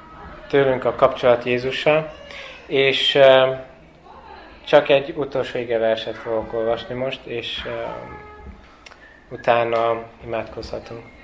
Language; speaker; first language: Hungarian; non-native, fluent; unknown